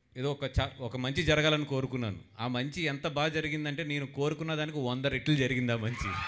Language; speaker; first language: Telugu; native; Telugu